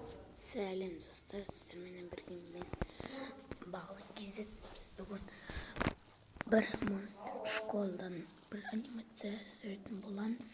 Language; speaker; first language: Kazakh; native; Kazakh